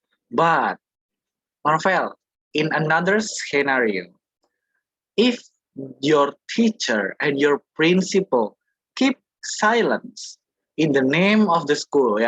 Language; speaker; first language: English; non-native, fluent; Indonesian